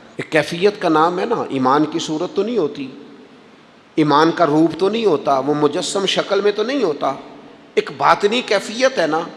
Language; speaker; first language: Urdu; non-native, local second language; Punjabi